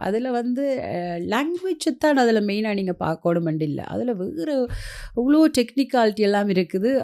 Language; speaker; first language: Tamil; early bilingual, heritage; Tamil